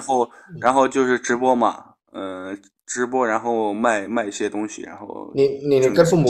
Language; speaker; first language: Chinese; native; Chinese